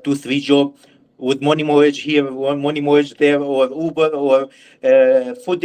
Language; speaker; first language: English; non-native, learner; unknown